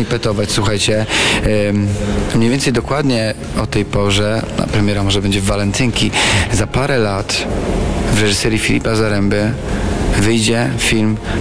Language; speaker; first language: Polish; native; Polish